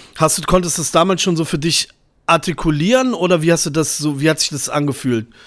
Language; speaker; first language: German; native; German